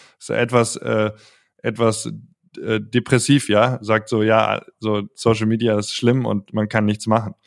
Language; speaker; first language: German; native; German